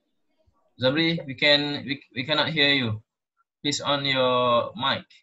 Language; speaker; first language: English; non-native, local second language; Malay